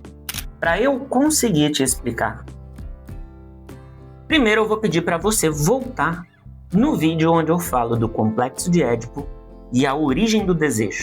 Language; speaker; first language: Portuguese; native; Portuguese